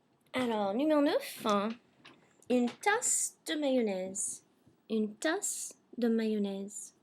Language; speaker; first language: French; non-native, fluent; English